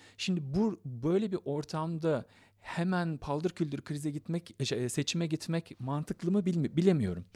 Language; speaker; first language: Turkish; native; Turkish